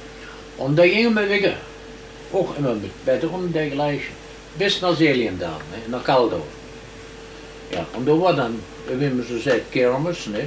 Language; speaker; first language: German; native; German